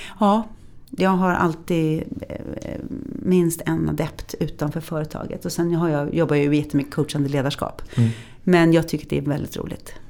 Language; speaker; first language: Swedish; native; Swedish